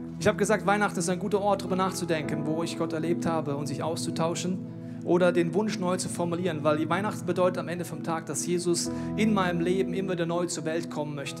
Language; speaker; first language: German; native; German